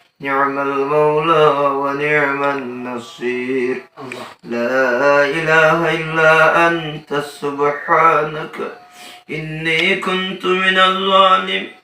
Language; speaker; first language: Arabic; non-native, fluent; Bangla